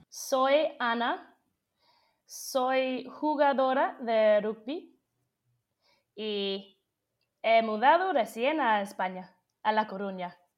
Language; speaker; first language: Spanish; non-native, fluent; English